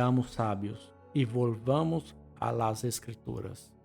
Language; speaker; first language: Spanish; non-native, learner; Portuguese